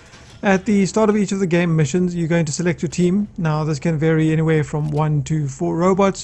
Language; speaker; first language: English; native; English